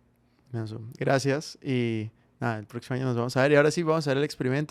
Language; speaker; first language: Spanish; native; Spanish